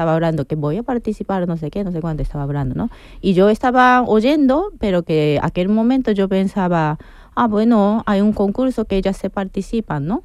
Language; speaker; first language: Spanish; non-native, fluent; Japanese